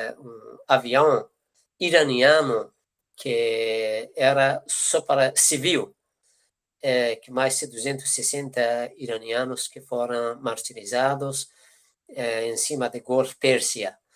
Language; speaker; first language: Portuguese; non-native, fluent; Persian